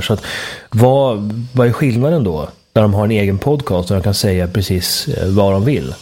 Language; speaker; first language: Swedish; native; Swedish